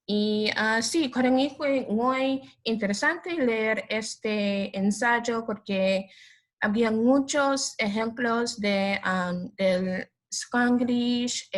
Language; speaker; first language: Spanish; non-native, learner; English